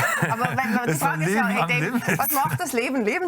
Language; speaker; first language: German; native; German